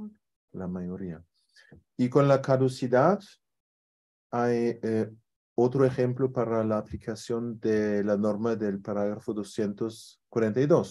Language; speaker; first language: Spanish; non-native, fluent; German